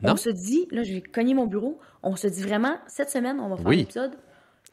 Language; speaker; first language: French; native; French